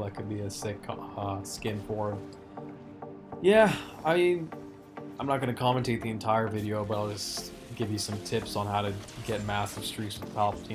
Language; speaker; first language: English; native; English